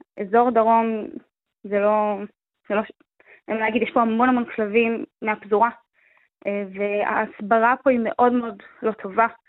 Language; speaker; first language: Hebrew; native; Hebrew